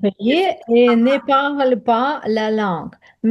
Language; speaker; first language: French; non-native, learner; Ukrainian